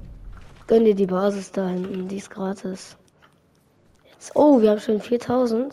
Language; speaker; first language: German; native; German